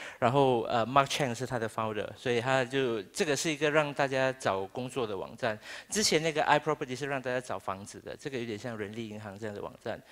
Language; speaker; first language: Chinese; native; Chinese